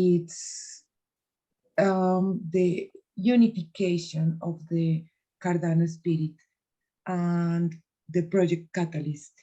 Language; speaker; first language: English; non-native, learner; Spanish